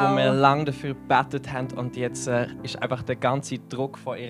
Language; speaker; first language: German; native; German